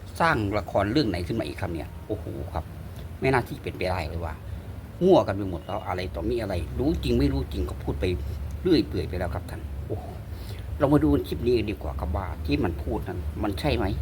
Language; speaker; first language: Thai; native; Thai